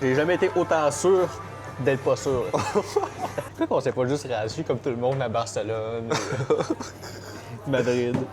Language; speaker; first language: French; native; French